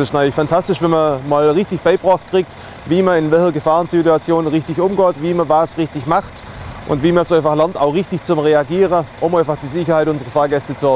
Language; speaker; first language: German; native; German